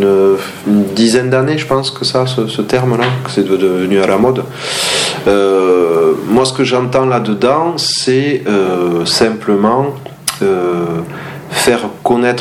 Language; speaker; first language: French; native; French